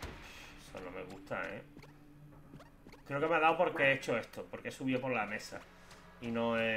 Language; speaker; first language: Spanish; native; Spanish